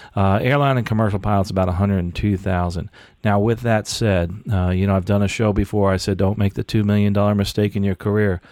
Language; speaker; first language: English; native; English